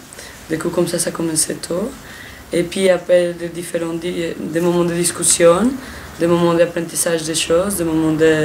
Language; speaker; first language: French; non-native, fluent; Spanish